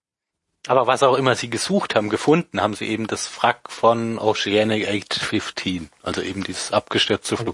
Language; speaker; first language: German; native; German